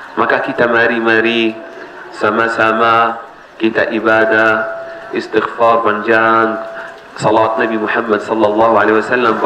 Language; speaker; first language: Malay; non-native, learner; Arabic